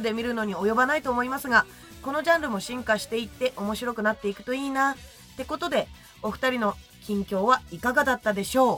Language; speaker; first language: Japanese; native; Japanese